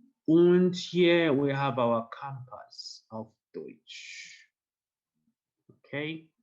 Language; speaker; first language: German; non-native, learner; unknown